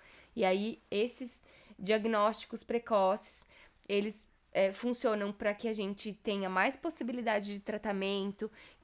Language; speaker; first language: Portuguese; native; Portuguese